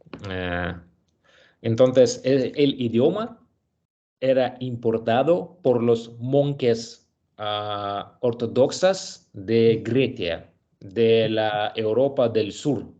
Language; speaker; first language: Spanish; non-native, learner; Russian